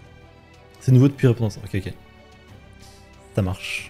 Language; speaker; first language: French; native; French